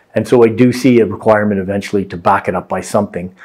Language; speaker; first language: English; native; English